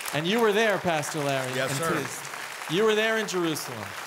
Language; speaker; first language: English; native; English